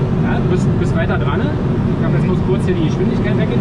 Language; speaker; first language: German; native; German